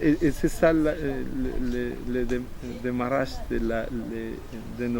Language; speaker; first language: French; non-native, fluent; Spanish